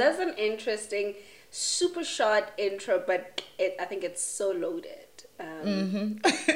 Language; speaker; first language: English; non-native, local second language; Tswana